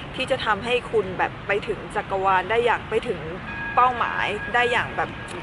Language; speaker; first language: Thai; native; Thai